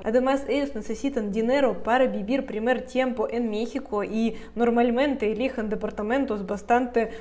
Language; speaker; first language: Spanish; non-native, fluent; Russian